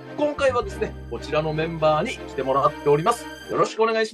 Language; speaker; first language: Japanese; native; Japanese